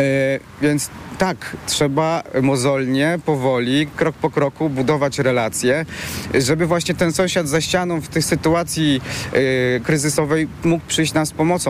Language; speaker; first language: Polish; native; Polish